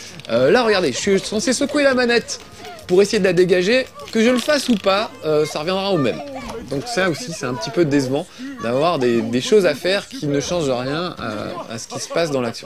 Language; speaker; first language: French; native; French